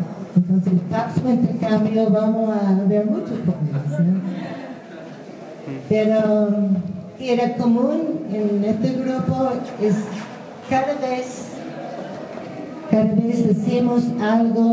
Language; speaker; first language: Spanish; non-native, fluent; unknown